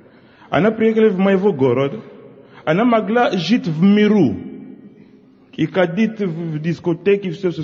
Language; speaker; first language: Russian; non-native, local second language; Ukrainian